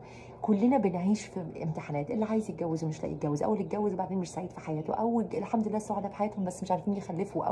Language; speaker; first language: Arabic; native; Arabic